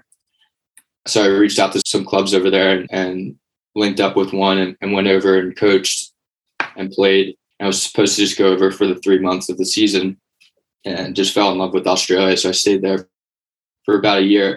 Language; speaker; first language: English; native; English